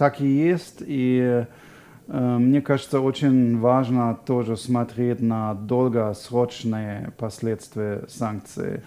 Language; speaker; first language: Russian; non-native, fluent; German